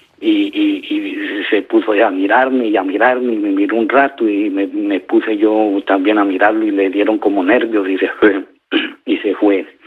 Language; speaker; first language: Spanish; native; Spanish